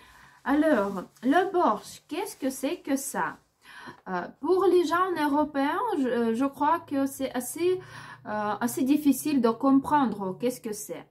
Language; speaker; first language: French; non-native, learner; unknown